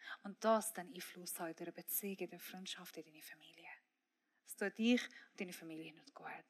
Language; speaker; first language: German; non-native, fluent; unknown